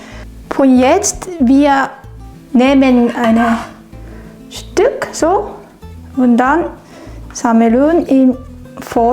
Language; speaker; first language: German; non-native, learner; Japanese